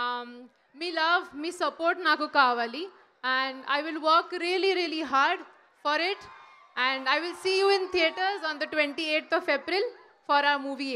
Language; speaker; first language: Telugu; non-native, learner; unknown